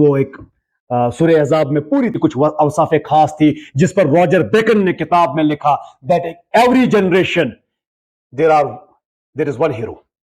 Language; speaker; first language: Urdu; native; Urdu